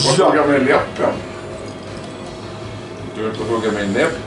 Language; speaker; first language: Swedish; native; Swedish